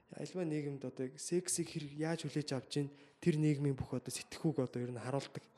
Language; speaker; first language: Mongolian; native; Mongolian